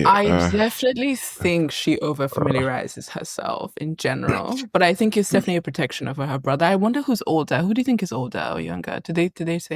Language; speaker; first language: English; native; English